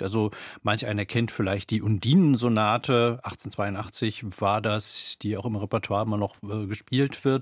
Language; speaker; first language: German; native; German